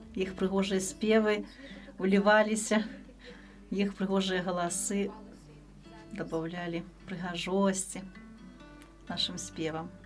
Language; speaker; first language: Belarusian; native; Belarusian